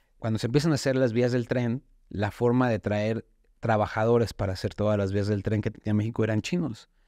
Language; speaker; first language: Spanish; native; Spanish